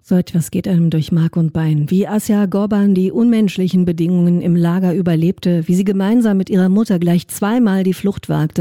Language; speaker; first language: German; native; German